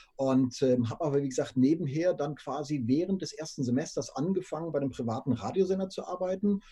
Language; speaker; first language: German; native; German